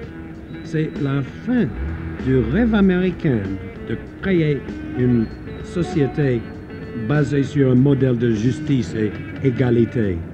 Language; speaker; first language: French; non-native, fluent; English